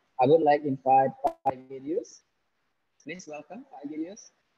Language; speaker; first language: English; non-native, fluent; Indonesian